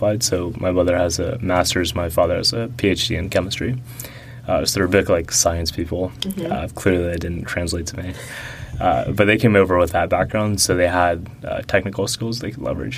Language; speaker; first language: English; early bilingual, other home language; Russian